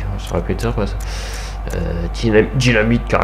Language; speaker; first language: French; native; French